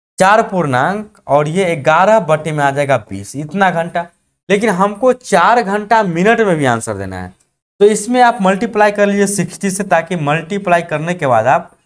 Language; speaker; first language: Hindi; native; Hindi